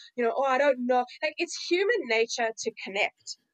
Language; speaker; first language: English; native; English